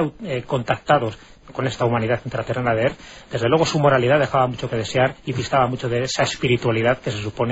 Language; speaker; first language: Spanish; native; Spanish